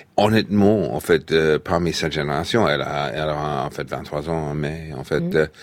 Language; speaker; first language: French; non-native, fluent; English